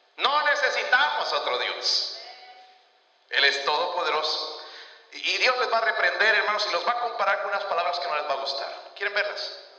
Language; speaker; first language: Spanish; native; Spanish